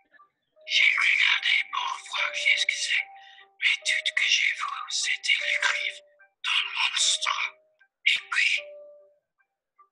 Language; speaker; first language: French; non-native, learner; English